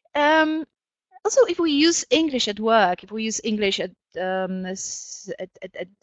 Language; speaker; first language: English; non-native, fluent; Polish